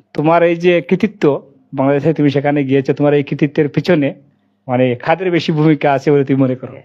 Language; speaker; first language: Bangla; native; Bangla